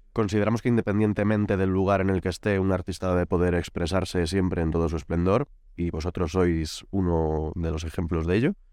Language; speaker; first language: Spanish; native; Spanish